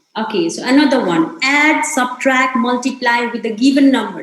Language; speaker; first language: English; non-native, local second language; Nepali